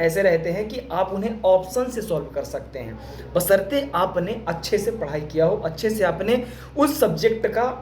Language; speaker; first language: Hindi; native; Hindi